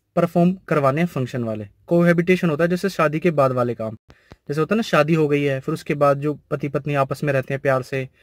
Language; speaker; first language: Hindi; native; Hindi